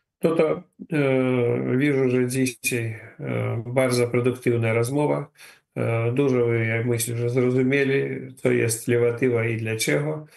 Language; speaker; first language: Polish; non-native, learner; Ukrainian